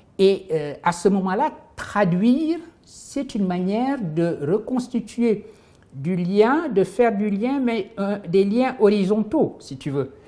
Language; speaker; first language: French; non-native, local second language; Wolof